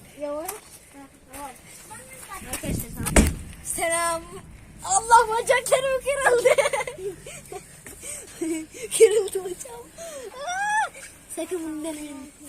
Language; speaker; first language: Turkish; native; Turkish